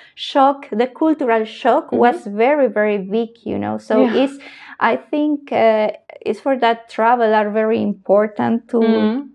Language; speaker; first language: English; non-native, learner; Spanish